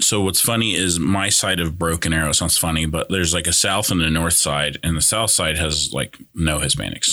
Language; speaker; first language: English; early bilingual, other home language; Spanish